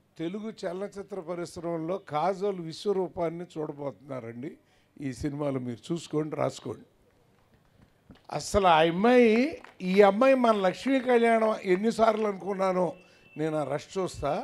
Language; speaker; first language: Telugu; native; Telugu